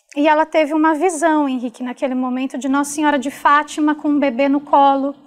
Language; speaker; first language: Portuguese; native; Portuguese